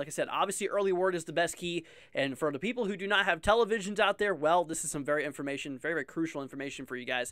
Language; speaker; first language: English; native; English